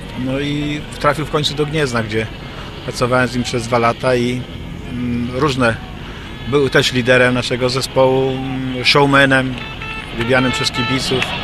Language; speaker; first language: Polish; native; Polish